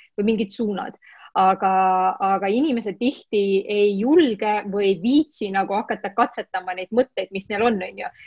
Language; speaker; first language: Estonian; non-native, local second language; Russian